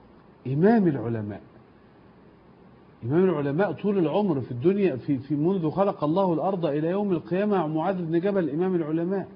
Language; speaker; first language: Arabic; native; Arabic